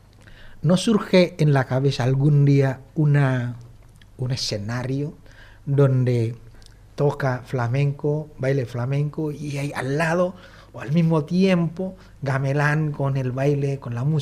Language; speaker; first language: Spanish; non-native, fluent; Indonesian